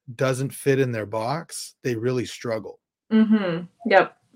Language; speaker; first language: English; native; English